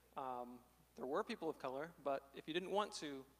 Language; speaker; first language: English; native; English